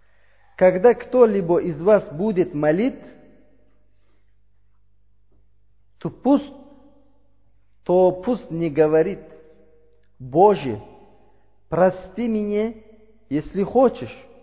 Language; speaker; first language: Russian; non-native, learner; Uzbek